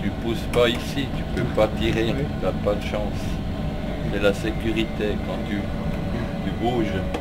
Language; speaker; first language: French; non-native, learner; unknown